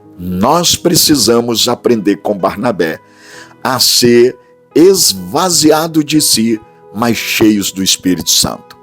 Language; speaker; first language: Portuguese; native; Portuguese